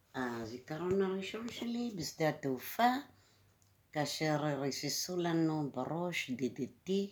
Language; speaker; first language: Hebrew; early bilingual, other home language; Malayalam